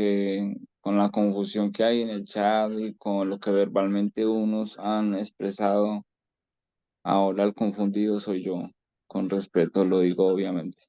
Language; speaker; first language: Spanish; native; Spanish